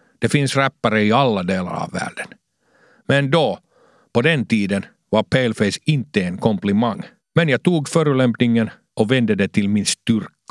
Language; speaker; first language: Swedish; non-native, local second language; Finnish